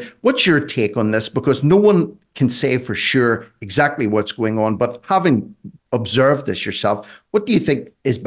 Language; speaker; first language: English; native; English